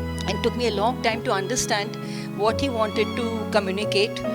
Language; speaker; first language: English; non-native, local second language; Bangla